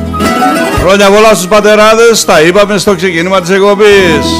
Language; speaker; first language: Greek; native; Greek